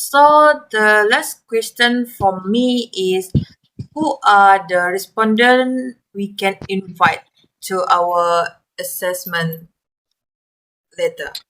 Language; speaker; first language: English; non-native, learner; Malay